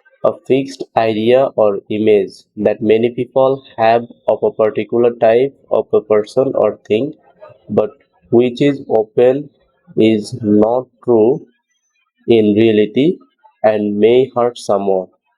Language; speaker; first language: English; non-native, local second language; Bangla